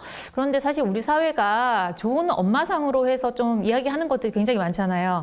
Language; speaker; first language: Korean; native; Korean